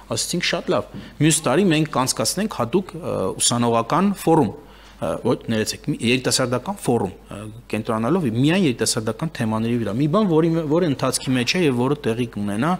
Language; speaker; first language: Armenian; early bilingual, heritage; Armenian